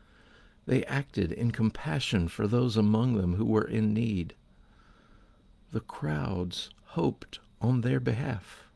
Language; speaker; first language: English; native; English